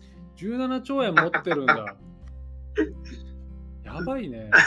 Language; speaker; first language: Japanese; native; Japanese